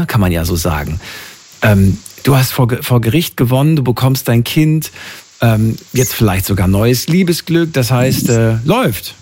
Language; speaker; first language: German; native; German